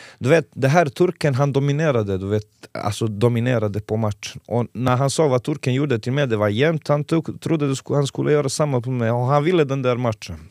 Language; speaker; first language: Swedish; non-native, fluent; Serbian